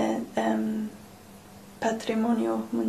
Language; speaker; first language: Spanish; non-native, learner; English